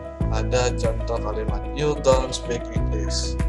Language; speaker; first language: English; non-native, learner; Indonesian